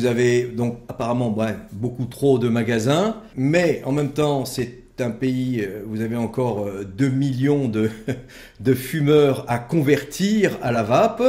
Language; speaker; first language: French; native; French